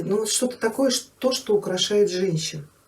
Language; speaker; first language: Russian; native; Russian